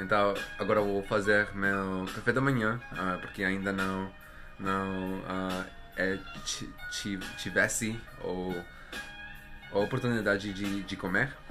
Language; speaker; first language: Portuguese; non-native, learner; Spanish